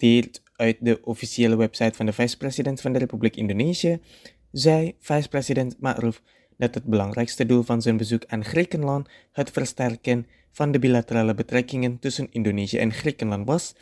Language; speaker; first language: Dutch; non-native, fluent; Indonesian